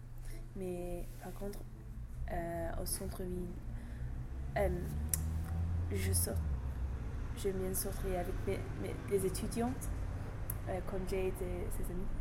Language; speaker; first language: French; non-native, learner; English